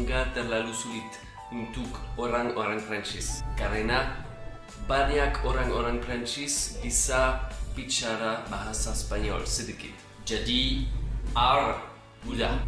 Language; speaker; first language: Indonesian; non-native, learner; French